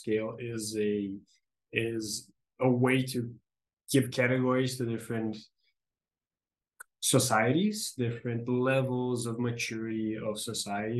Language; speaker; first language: English; non-native, fluent; Portuguese